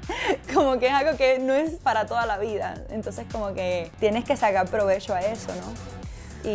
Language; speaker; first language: Spanish; native; Spanish